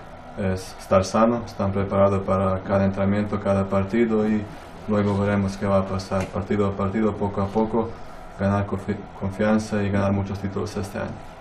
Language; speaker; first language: Spanish; non-native, fluent; Croatian